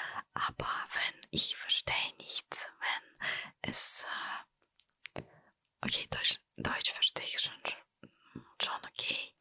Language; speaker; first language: German; non-native, fluent; Russian